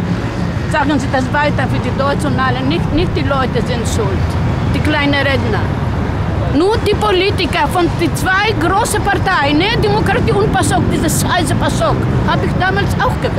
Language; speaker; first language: German; non-native, fluent; Greek